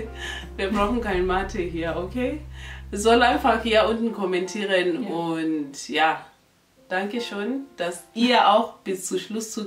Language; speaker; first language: German; non-native, local second language; North Ndebele